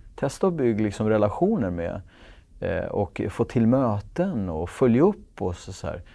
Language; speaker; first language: Swedish; early bilingual, other home language; Kurdish